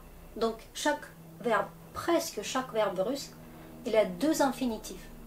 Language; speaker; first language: French; non-native, fluent; Russian